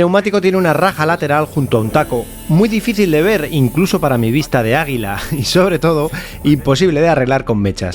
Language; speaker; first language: Spanish; native; Spanish